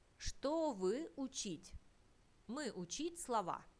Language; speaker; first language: Russian; non-native, fluent; Turkish